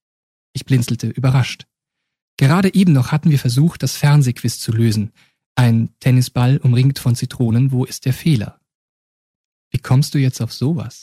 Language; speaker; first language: German; native; German